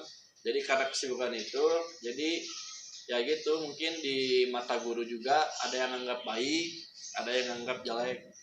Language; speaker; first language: Indonesian; non-native, local second language; Sundanese